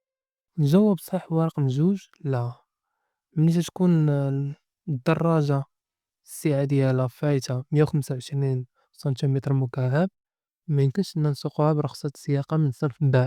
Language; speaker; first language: Arabic; native; Arabic